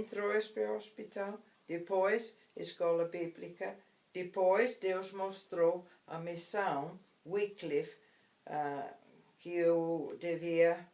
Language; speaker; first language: Portuguese; non-native, fluent; English